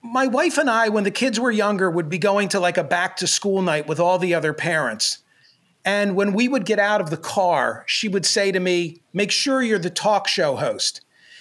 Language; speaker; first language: English; native; English